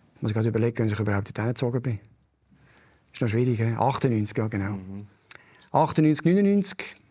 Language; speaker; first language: German; native; German